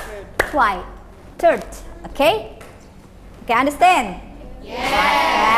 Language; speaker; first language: English; non-native, learner; Indonesian